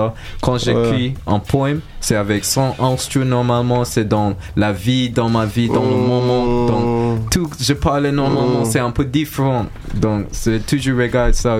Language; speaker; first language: French; non-native, learner; English